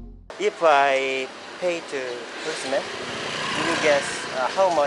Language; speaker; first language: English; non-native, learner; Korean